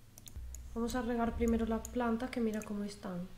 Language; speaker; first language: Spanish; native; Spanish